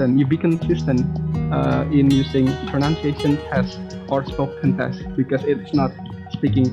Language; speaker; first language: English; non-native, fluent; Indonesian